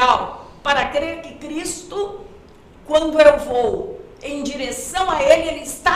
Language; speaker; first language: Portuguese; native; Portuguese